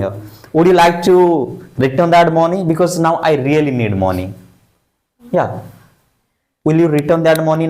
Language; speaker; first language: English; non-native, fluent; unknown